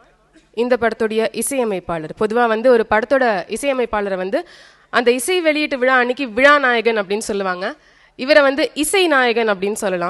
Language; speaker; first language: Tamil; native; Tamil